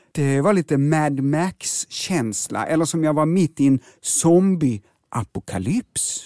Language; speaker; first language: Swedish; native; Swedish